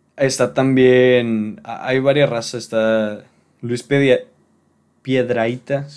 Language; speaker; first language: Spanish; native; Spanish